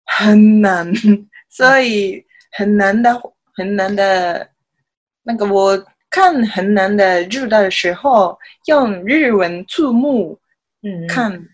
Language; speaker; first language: Chinese; non-native, learner; Japanese